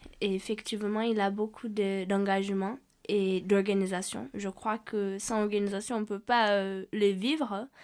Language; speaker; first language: French; non-native, fluent; Portuguese